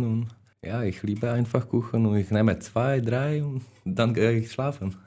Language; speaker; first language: German; non-native, learner; Czech